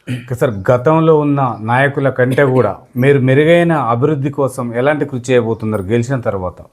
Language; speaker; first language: Telugu; native; Telugu